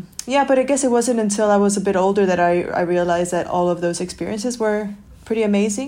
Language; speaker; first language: English; native; English